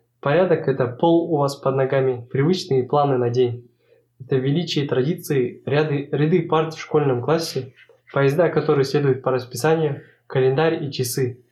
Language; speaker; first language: Russian; non-native, local second language; Kazakh